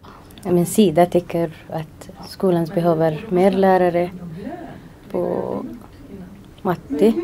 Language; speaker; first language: Swedish; non-native, learner; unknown